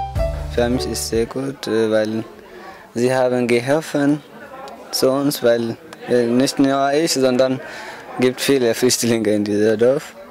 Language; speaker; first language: German; non-native, learner; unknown